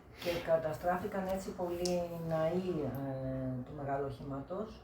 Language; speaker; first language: Greek; native; Greek